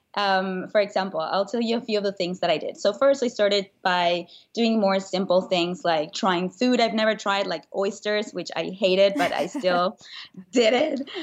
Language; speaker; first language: English; non-native, fluent; Spanish